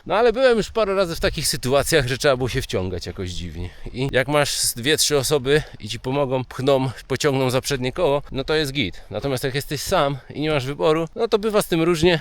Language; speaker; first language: Polish; native; Polish